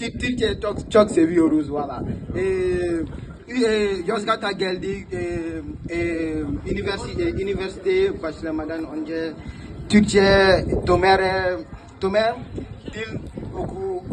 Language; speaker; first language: Turkish; non-native, learner; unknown